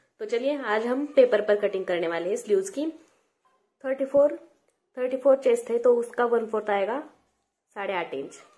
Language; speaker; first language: Hindi; non-native, local second language; Marathi